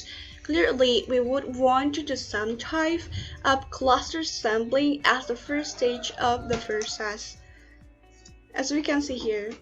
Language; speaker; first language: English; non-native, learner; Indonesian